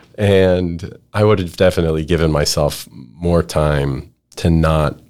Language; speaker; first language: English; native; English